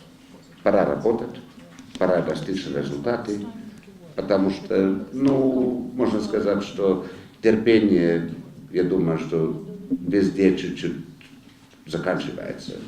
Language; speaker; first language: Russian; non-native, fluent; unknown